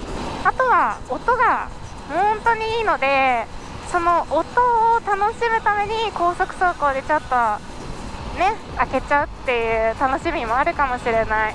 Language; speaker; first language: Japanese; native; Japanese